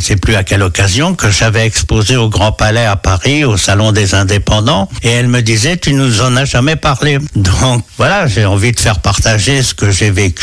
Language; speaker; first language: French; native; French